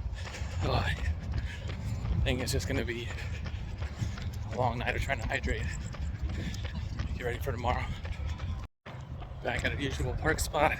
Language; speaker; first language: English; native; English